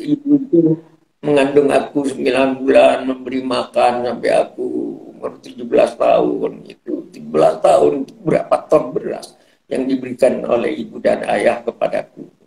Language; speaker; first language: Indonesian; non-native, local second language; Madurese